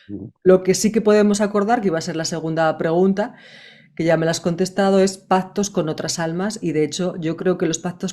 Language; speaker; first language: Spanish; native; Spanish